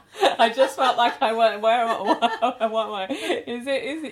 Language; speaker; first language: English; native; English